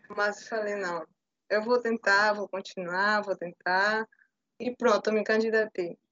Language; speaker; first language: Portuguese; non-native, fluent; Spanish